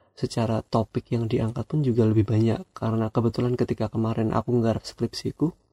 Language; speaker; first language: Indonesian; non-native, local second language; Javanese